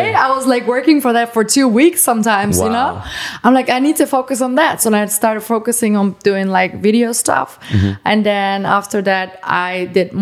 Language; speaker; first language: English; non-native, fluent; German